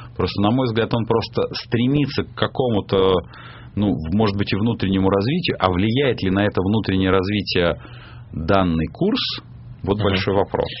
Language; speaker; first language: Russian; native; Russian